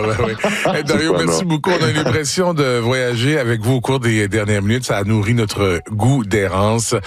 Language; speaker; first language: French; native; French